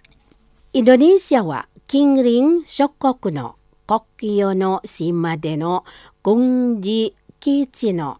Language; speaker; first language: Japanese; non-native, fluent; Indonesian